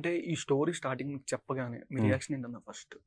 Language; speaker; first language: Telugu; native; Telugu